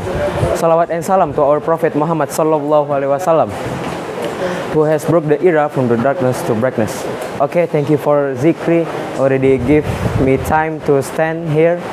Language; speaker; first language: English; non-native, learner; Indonesian